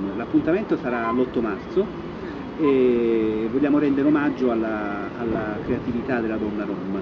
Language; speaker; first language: Italian; native; Italian